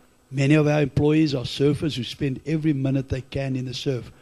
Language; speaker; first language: English; non-native, local second language; Afrikaans